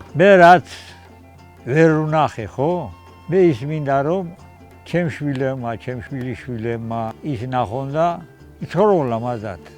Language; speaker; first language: Georgian; native; Georgian